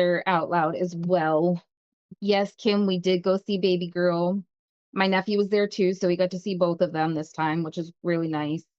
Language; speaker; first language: English; native; English